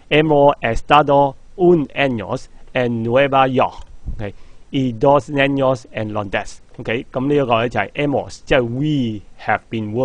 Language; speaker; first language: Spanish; non-native, fluent; Cantonese